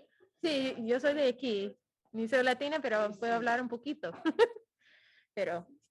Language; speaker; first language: Spanish; non-native, fluent; English